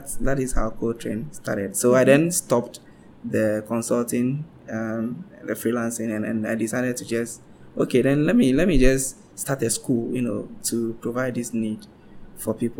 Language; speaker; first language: English; non-native, local second language; Ga